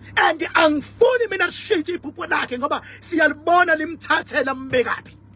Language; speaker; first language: Zulu; native; Zulu